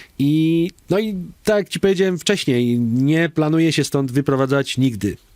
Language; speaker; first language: Polish; native; Polish